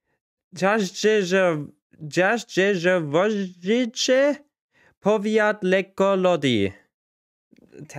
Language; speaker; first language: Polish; non-native, learner; German